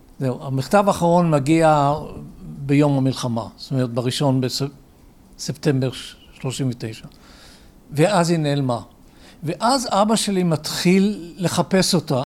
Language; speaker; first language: Hebrew; early bilingual, other home language; English